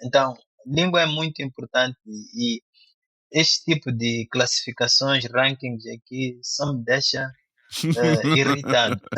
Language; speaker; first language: Portuguese; non-native, local second language; Tsonga